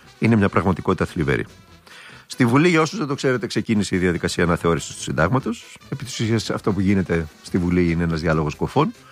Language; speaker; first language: Greek; native; Greek